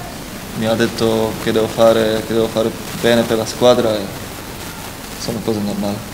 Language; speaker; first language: Italian; non-native, fluent; Slovak